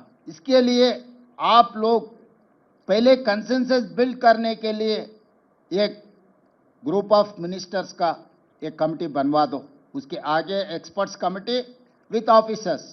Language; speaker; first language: Hindi; non-native, local second language; Telugu